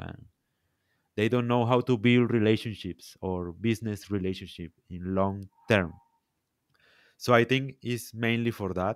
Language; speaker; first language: English; non-native, learner; Spanish